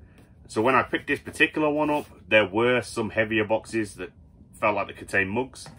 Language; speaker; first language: English; native; English